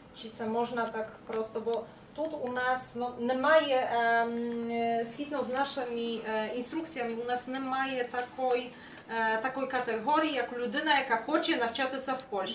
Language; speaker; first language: Ukrainian; non-native, fluent; Polish